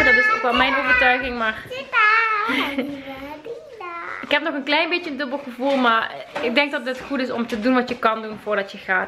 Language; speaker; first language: Dutch; native; Dutch